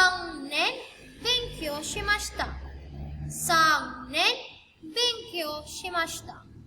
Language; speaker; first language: Japanese; non-native, fluent; Filipino